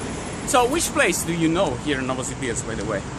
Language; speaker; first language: English; non-native, fluent; Italian